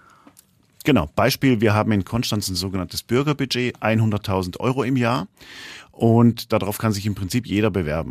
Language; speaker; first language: German; native; German